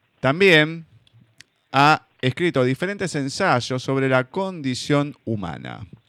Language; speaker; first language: Spanish; native; Spanish